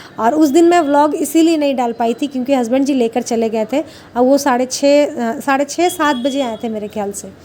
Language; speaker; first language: Hindi; native; Hindi